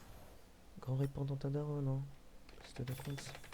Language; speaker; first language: French; native; French